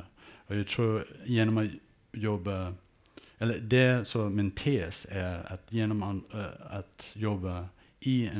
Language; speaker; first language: Swedish; early bilingual, heritage; English